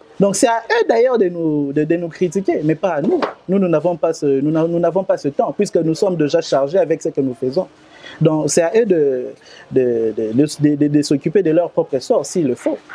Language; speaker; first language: French; non-native, local second language; Lingala